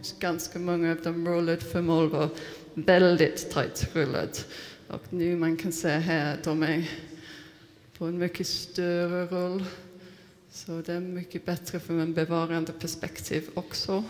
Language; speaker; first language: Swedish; non-native, fluent; English